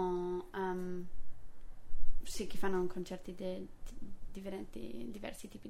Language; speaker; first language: Italian; non-native, fluent; English